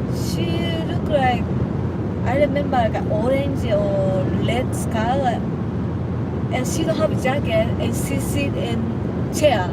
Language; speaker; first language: English; non-native, learner; Japanese